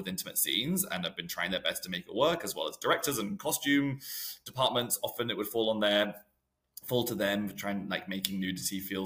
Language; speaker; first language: English; native; English